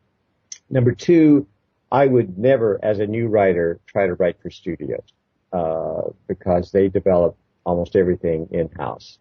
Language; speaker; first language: English; native; English